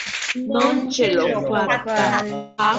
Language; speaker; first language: Italian; non-native, learner; Spanish